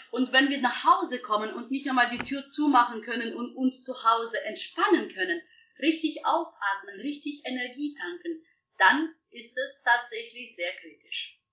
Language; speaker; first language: German; non-native, fluent; Russian